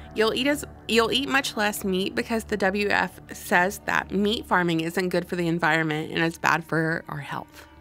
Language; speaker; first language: English; native; English